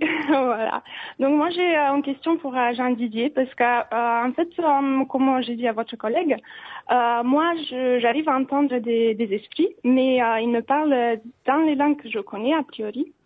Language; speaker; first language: French; non-native, fluent; Romanian